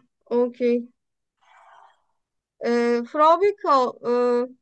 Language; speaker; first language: German; non-native, learner; Turkish